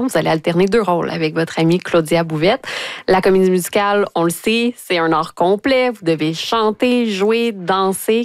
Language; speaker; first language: French; native; French